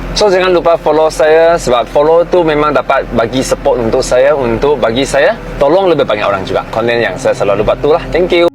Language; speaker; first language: Malay; non-native, local second language; Chinese